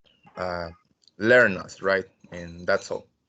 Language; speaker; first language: English; non-native, learner; Spanish